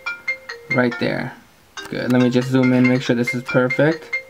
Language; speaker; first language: English; native; English